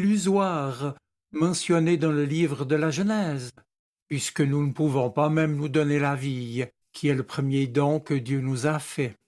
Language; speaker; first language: French; native; French